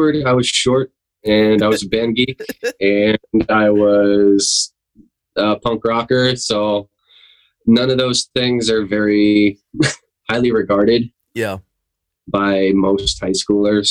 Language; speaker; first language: English; native; English